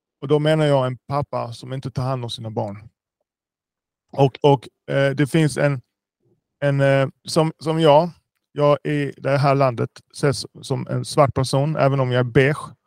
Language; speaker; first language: Swedish; early bilingual, other home language; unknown